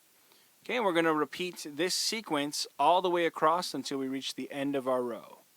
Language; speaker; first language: English; native; English